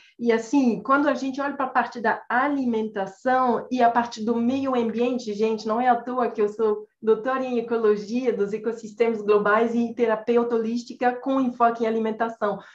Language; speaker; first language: Portuguese; non-native, fluent; French